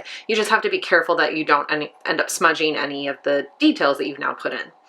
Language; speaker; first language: English; native; English